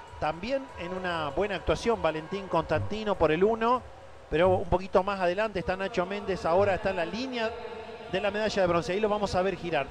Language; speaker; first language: Spanish; native; Spanish